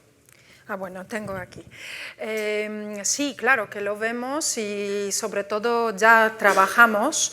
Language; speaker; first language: Spanish; non-native, fluent; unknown